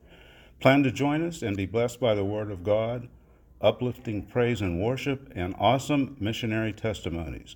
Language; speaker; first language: English; native; English